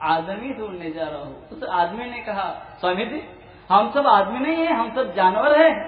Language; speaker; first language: Hindi; non-native, local second language; Marathi